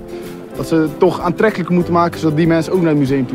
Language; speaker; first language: Dutch; native; Dutch